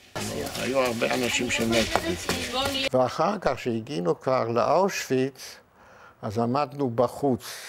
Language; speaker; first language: Hebrew; non-native, fluent; Yiddish